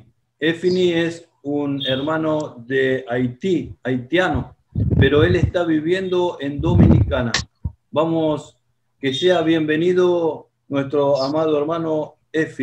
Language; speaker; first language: Spanish; non-native, fluent; Portuguese